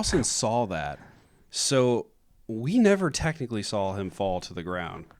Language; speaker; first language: English; native; English